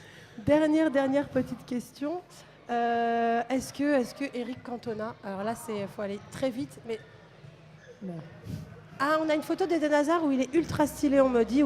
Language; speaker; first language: French; native; French